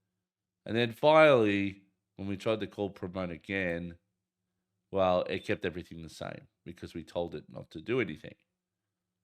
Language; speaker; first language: English; native; English